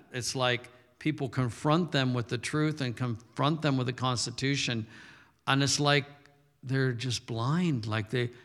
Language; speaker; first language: English; early bilingual, other home language; German